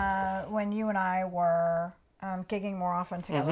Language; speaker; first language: English; native; English